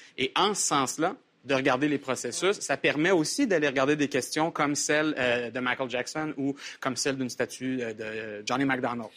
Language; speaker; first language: French; native; French